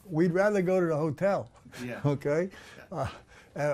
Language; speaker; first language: English; native; English